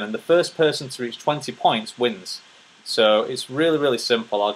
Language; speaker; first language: English; native; English